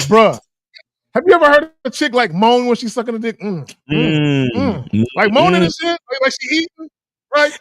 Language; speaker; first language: English; native; English